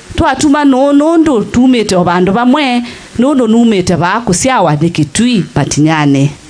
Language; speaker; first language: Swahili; non-native, local second language; Kamba